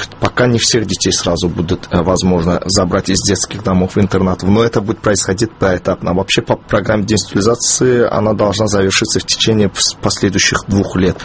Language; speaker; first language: Russian; non-native, local second language; Azerbaijani